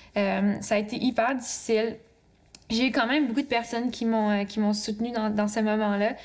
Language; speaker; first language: French; native; French